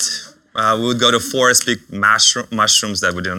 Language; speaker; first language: English; non-native, fluent; Russian